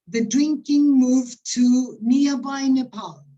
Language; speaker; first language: English; non-native, fluent; Spanish